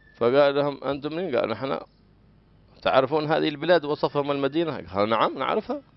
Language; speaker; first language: Arabic; native; Arabic